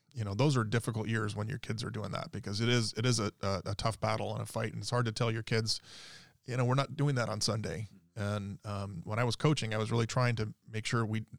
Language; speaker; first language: English; native; English